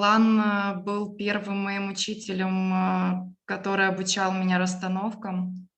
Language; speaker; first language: Russian; native; Russian